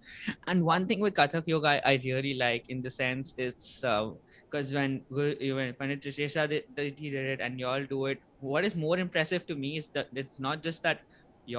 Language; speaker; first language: English; non-native, local second language; Bangla